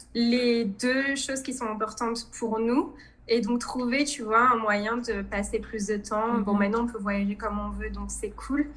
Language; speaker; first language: French; native; French